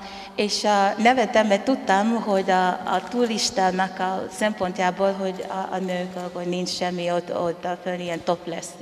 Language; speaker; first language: Hungarian; non-native, fluent; Tongan